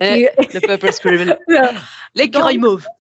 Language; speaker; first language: French; native; French